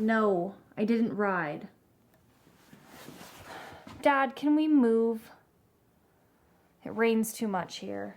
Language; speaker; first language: English; native; English